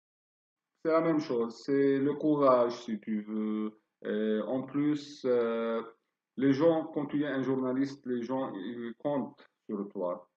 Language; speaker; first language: French; non-native, fluent; Arabic